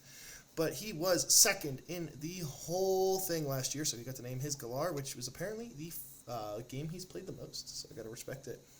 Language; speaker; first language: English; native; English